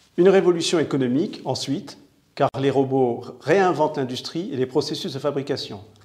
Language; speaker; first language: French; native; French